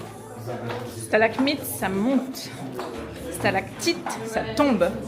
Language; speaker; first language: French; native; French